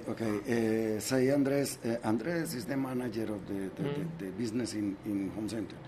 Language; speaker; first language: English; non-native, learner; Spanish